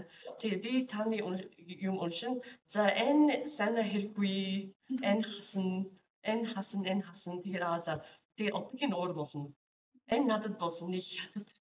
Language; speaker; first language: Mongolian; non-native, fluent; English